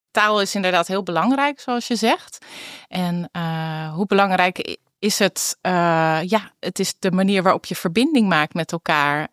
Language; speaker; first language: Dutch; native; Dutch